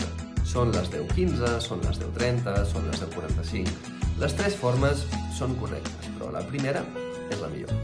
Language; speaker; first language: Catalan; non-native, fluent; Russian